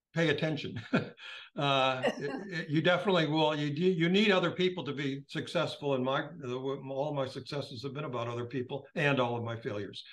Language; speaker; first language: English; native; English